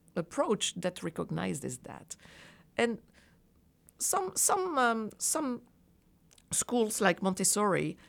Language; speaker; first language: English; non-native, fluent; French